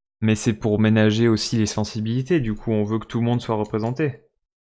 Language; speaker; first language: French; native; French